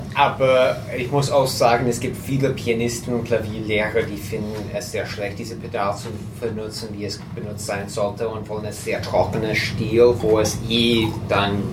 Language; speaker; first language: German; native; German